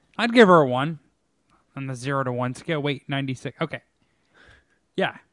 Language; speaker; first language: English; native; English